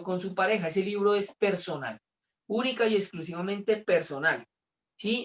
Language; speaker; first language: Spanish; native; Spanish